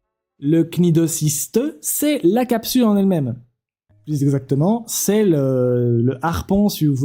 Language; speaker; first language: French; native; French